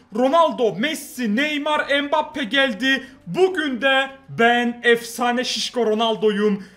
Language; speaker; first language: Turkish; native; Turkish